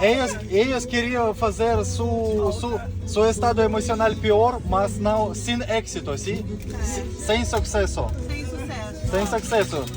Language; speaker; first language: Portuguese; non-native, learner; Russian